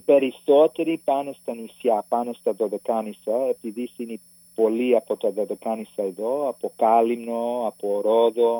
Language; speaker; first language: Greek; early bilingual, heritage; Greek